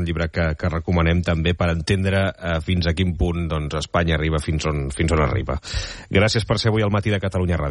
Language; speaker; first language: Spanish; non-native, local second language; Catalan